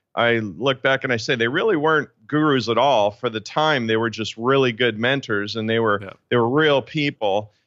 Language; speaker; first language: English; native; English